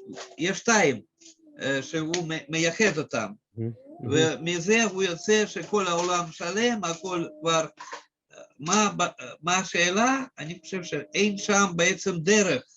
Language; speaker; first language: Hebrew; non-native, fluent; Russian